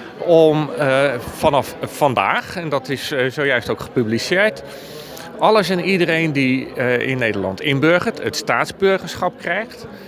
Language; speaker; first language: Dutch; native; Dutch